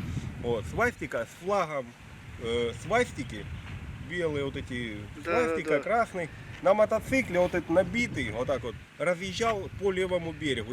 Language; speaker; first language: Russian; native; Russian